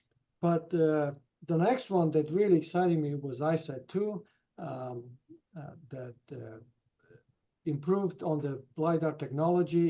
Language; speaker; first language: English; non-native, fluent; Romanian